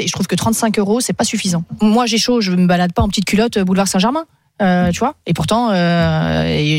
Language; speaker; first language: French; native; French